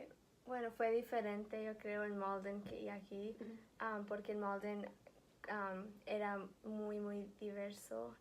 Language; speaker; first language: Spanish; early bilingual, heritage; Spanish